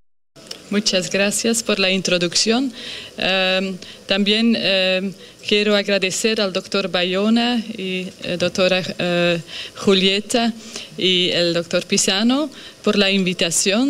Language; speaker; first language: Spanish; non-native, fluent; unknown